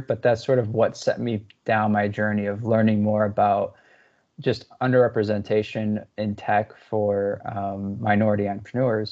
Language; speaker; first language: English; native; English